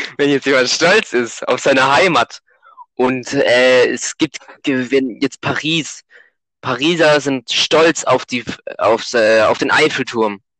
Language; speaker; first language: German; native; German